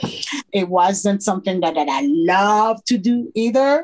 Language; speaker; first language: English; non-native, fluent; French